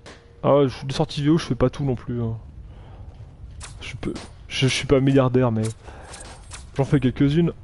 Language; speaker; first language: French; native; French